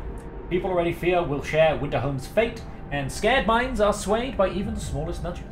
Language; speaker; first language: English; native; English